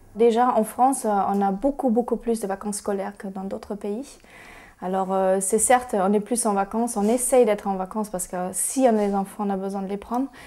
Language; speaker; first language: French; non-native, fluent; German